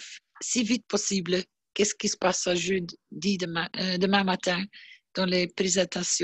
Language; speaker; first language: French; non-native, learner; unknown